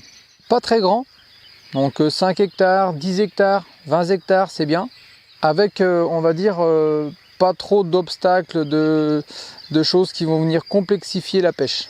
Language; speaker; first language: French; native; French